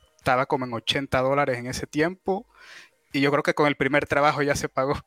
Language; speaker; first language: Spanish; native; Spanish